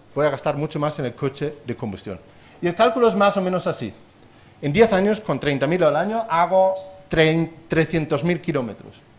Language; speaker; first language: Spanish; non-native, fluent; Danish